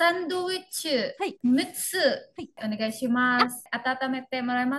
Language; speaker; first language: Japanese; non-native, learner; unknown